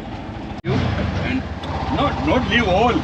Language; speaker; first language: English; non-native, learner; Hindi